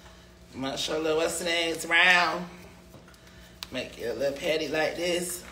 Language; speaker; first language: English; native; English